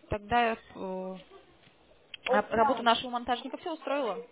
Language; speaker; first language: Russian; native; Russian